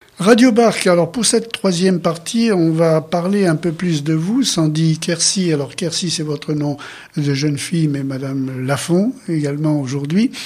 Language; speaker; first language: French; native; French